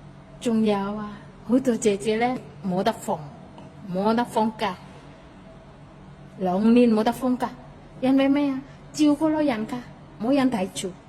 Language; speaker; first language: Cantonese; non-native, fluent; Indonesian